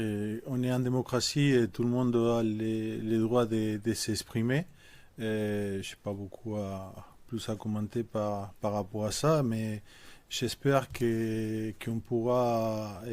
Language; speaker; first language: French; non-native, fluent; Spanish